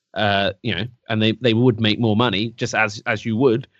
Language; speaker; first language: English; native; English